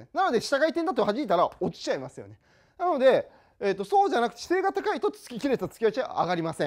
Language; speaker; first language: Japanese; native; Japanese